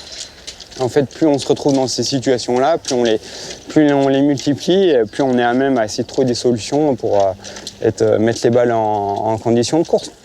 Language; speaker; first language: French; native; French